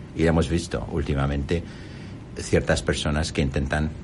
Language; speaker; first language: Spanish; non-native, fluent; Arabic